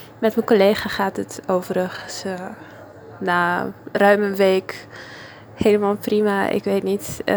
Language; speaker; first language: Dutch; non-native, fluent; Italian